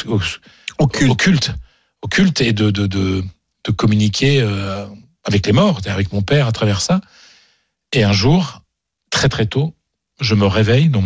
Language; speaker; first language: French; native; French